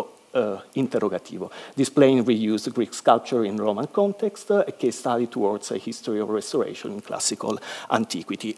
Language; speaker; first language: English; non-native, fluent; Italian